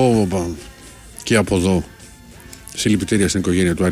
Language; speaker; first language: Greek; native; Greek